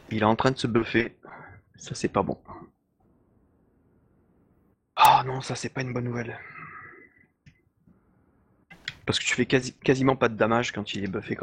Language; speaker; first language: French; native; French